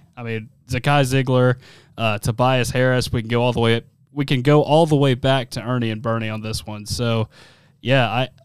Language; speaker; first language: English; native; English